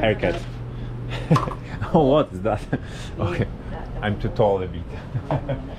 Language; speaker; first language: English; non-native, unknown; Polish